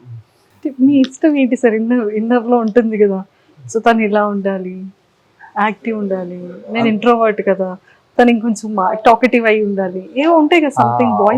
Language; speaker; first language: Telugu; native; Telugu